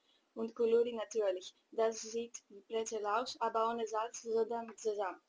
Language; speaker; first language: German; non-native, learner; Greek